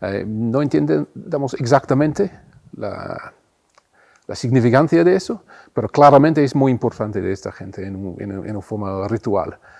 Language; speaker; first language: Spanish; non-native, fluent; English